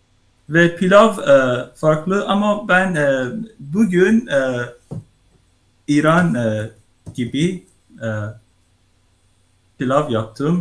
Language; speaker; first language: Turkish; non-native, learner; Persian